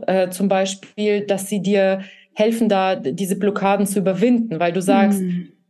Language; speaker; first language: German; early bilingual, other home language; Russian